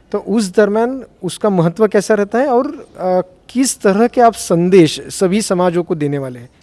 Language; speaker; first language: Hindi; non-native, local second language; Marathi